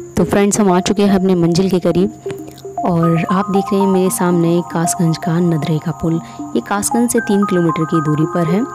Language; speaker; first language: Hindi; native; Hindi